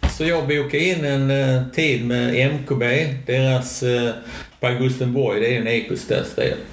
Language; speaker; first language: Swedish; native; Swedish